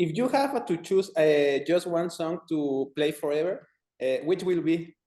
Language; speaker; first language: English; non-native, fluent; Spanish